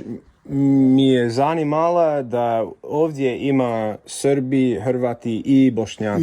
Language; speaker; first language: Croatian; non-native, learner; English